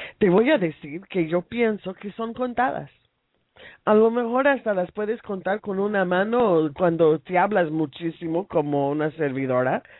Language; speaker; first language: Spanish; non-native, fluent; English